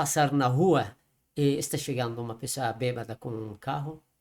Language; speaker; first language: Portuguese; non-native, learner; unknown